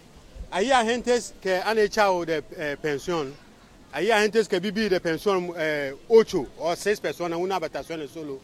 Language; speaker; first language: Spanish; non-native, learner; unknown